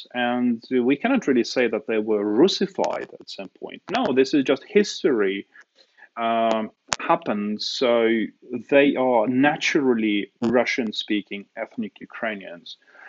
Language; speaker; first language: English; non-native, fluent; Russian